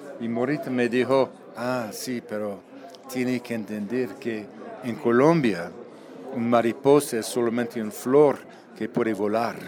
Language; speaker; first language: Spanish; non-native, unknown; English